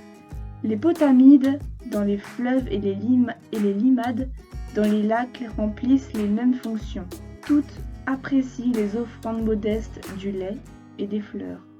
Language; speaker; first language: French; native; French